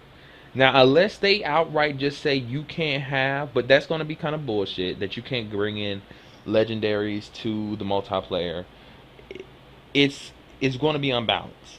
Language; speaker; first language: English; native; English